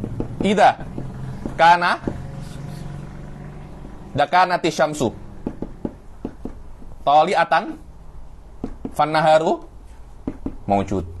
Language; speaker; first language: Arabic; non-native, fluent; Malay